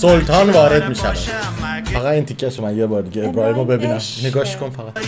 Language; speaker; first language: Persian; native; Persian